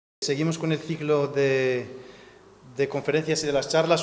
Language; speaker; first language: Spanish; native; Spanish